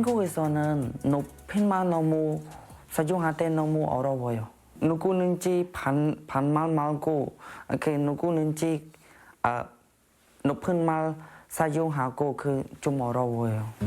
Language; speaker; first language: Korean; non-native, learner; Khmer